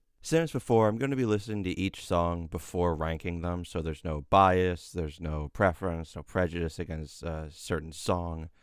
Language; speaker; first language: English; native; English